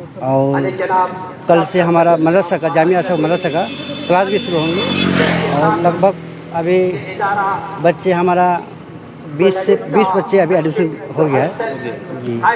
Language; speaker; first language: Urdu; non-native, local second language; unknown